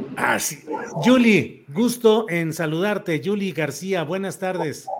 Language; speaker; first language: Spanish; native; Spanish